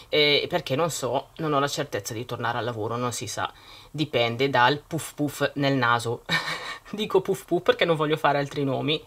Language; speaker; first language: Italian; native; Italian